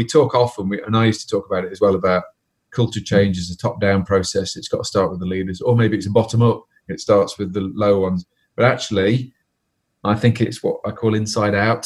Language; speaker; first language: English; native; English